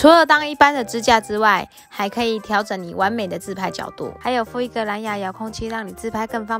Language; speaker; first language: Chinese; native; Chinese